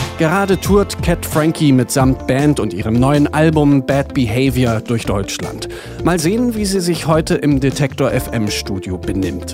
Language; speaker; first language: German; native; German